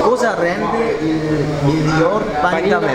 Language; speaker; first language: Italian; non-native, learner; Korean